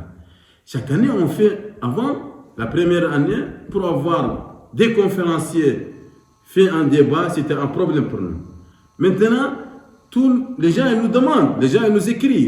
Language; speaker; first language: French; non-native, local second language; Arabic